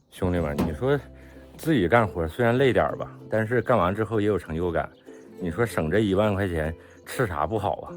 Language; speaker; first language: Chinese; native; Chinese